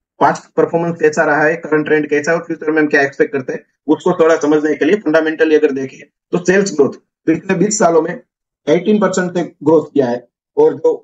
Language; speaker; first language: Hindi; non-native, local second language; Gujarati